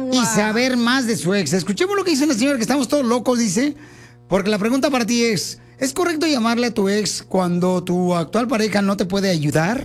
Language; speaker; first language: Spanish; native; Spanish